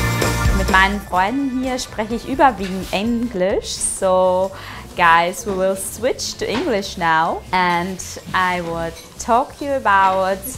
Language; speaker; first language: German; non-native, fluent; Russian